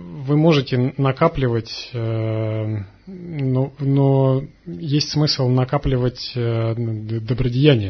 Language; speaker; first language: Russian; native; Russian